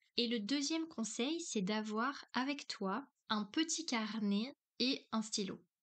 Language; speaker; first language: French; native; French